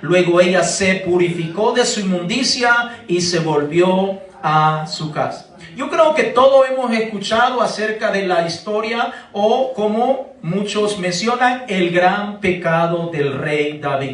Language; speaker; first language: Spanish; native; Spanish